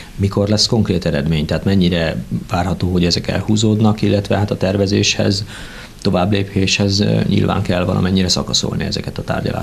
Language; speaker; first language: Hungarian; native; Hungarian